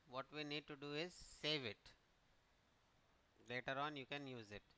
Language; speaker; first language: English; non-native, local second language; Hindi